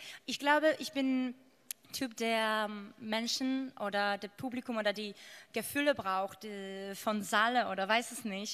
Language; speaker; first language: German; non-native, fluent; Georgian